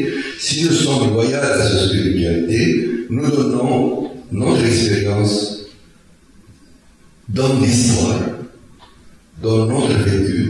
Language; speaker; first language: French; non-native, fluent; Arabic